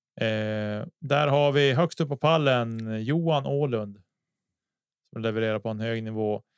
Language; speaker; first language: Swedish; native; Swedish